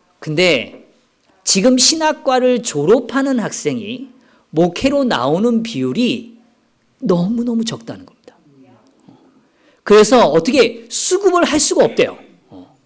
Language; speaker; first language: Korean; native; Korean